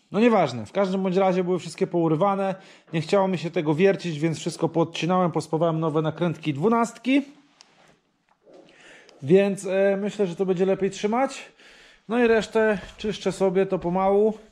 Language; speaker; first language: Polish; native; Polish